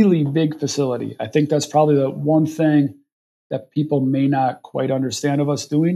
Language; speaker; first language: English; native; English